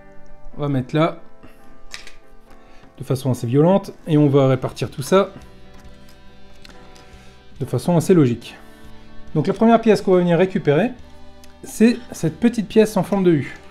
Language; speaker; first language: French; native; French